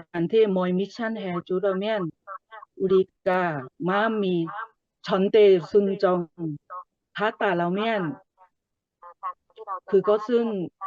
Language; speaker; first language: Korean; non-native, learner; Thai